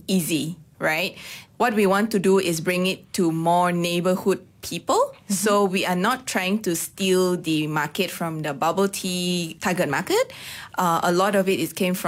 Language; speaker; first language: English; non-native, local second language; Cantonese